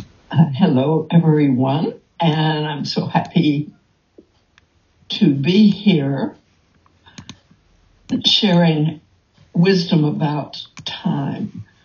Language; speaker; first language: English; native; English